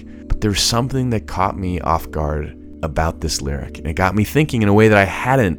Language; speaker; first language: English; native; English